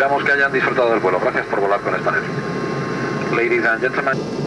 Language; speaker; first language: Spanish; native; Spanish